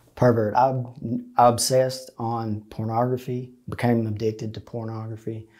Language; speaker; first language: English; native; English